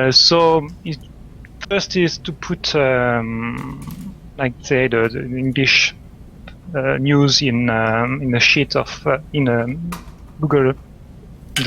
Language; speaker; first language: English; non-native, learner; French